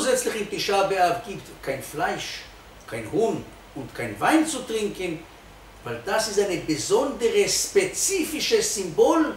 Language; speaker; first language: German; non-native, fluent; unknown